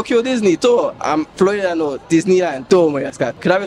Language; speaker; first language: Japanese; non-native, learner; English